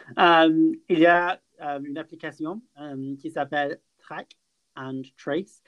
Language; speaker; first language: French; non-native, fluent; English